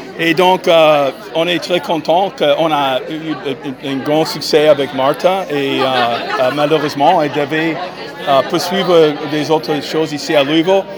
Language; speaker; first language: French; non-native, fluent; English